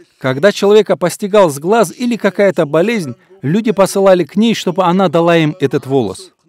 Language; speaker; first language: Russian; non-native, local second language; Avaric